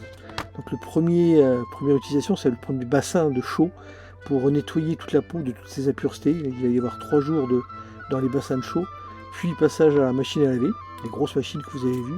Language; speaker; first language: French; native; French